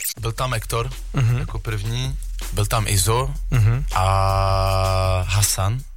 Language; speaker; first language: Czech; early bilingual, other home language; French